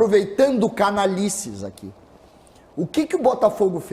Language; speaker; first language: Portuguese; native; Portuguese